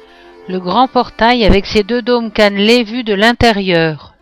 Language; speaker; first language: French; native; French